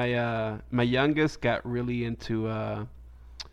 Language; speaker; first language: English; native; English